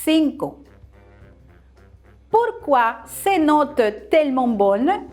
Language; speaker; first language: French; non-native, fluent; Spanish